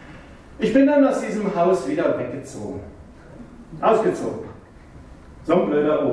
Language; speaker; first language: German; native; German